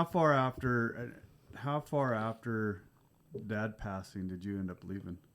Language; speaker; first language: English; native; English